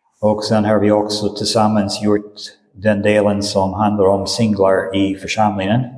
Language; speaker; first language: Swedish; non-native, fluent; English